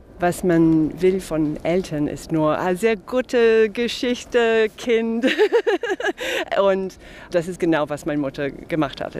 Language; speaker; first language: German; non-native, fluent; English